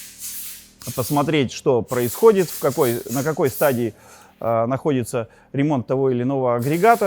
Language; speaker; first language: Russian; native; Russian